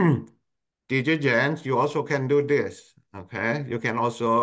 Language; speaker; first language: English; non-native, local second language; Indonesian